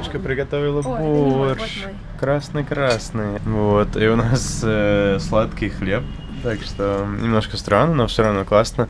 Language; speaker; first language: Russian; non-native, fluent; English